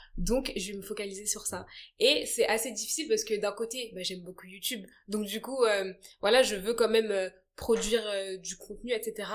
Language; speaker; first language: French; early bilingual, other home language; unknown